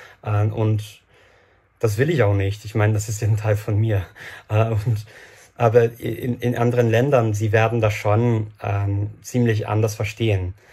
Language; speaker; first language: German; non-native, fluent; English